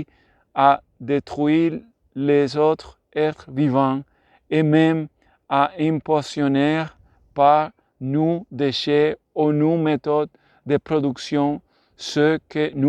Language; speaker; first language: French; non-native, learner; Spanish